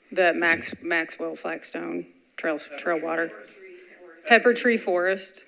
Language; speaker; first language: English; native; English